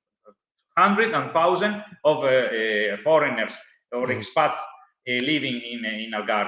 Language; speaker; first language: English; non-native, learner; Italian